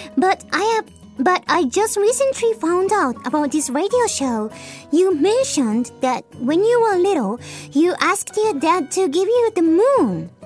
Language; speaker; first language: English; non-native, fluent; Japanese